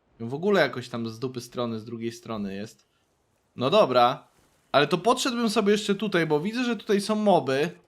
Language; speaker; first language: Polish; native; Polish